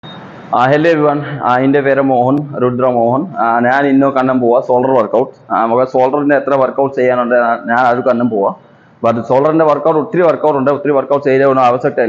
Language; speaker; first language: Malayalam; non-native, learner; Assamese